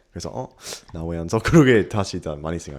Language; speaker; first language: Korean; non-native, learner; English